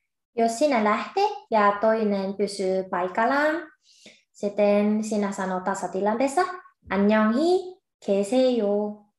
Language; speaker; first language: Finnish; non-native, fluent; Korean